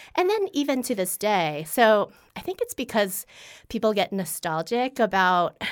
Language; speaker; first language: English; early bilingual, other home language; Filipino